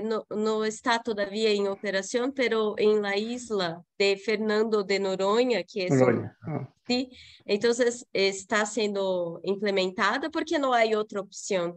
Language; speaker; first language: Spanish; non-native, fluent; Portuguese